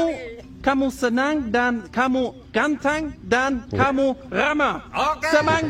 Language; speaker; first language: Indonesian; non-native, learner; English